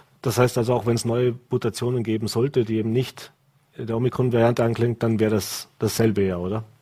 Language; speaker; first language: German; native; German